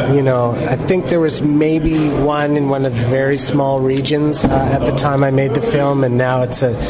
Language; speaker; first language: English; native; English